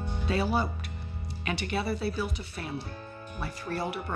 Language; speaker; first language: English; native; English